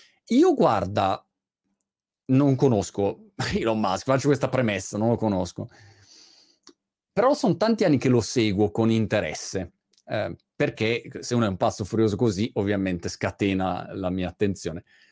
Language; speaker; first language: Italian; native; Italian